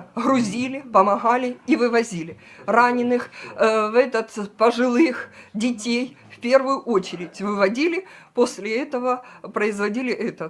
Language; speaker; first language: Russian; native; Russian